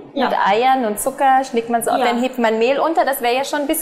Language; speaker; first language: German; native; German